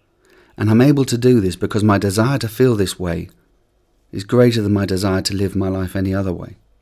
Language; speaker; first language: English; native; English